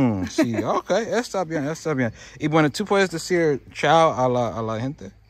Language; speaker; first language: Spanish; non-native, learner; English